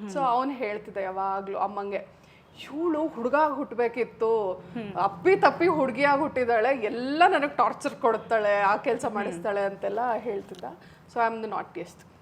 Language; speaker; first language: Kannada; native; Kannada